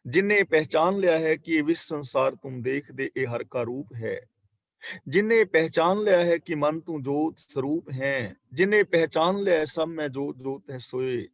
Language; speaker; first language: Hindi; non-native, local second language; Punjabi